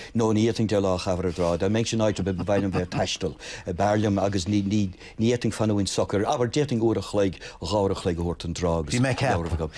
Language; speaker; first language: Irish; non-native, local second language; English